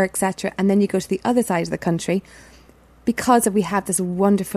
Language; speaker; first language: English; native; English